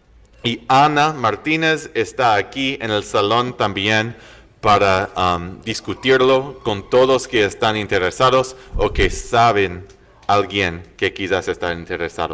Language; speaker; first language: Spanish; non-native, learner; English